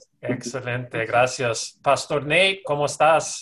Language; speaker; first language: Spanish; non-native, fluent; English